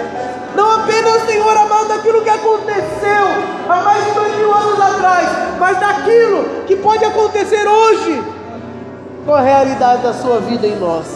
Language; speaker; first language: Portuguese; native; Portuguese